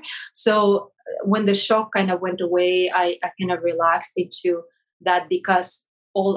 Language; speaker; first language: English; non-native, fluent; Russian